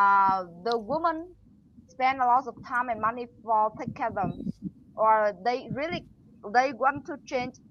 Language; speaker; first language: English; non-native, learner; Vietnamese